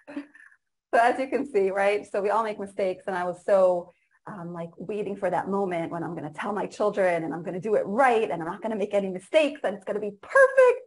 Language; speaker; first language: English; non-native, fluent; Hebrew